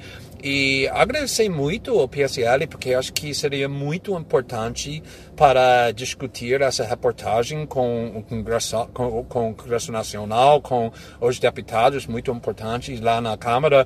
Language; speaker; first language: Portuguese; non-native, fluent; English